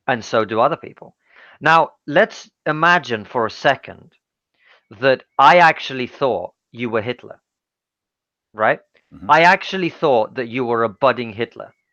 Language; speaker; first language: English; non-native, fluent; Russian